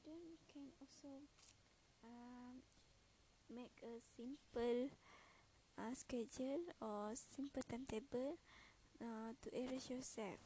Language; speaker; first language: English; non-native, learner; Malay